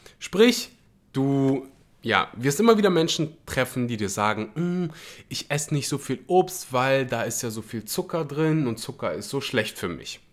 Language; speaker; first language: German; early bilingual, other home language; Russian